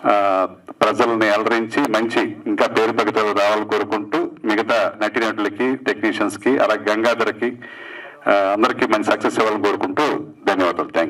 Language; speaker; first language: Telugu; native; Telugu